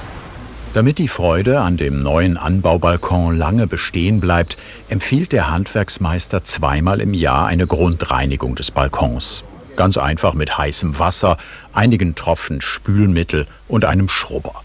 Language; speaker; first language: German; native; German